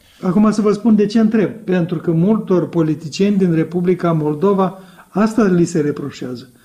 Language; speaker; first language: Romanian; native; Romanian